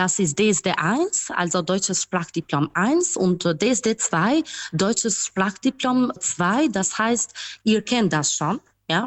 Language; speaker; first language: German; non-native, fluent; Albanian